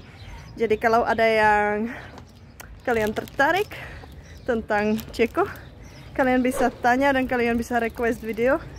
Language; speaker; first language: Indonesian; non-native, fluent; Czech